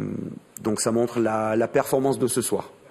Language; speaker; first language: French; native; French